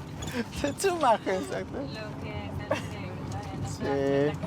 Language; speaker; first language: German; non-native, fluent; Spanish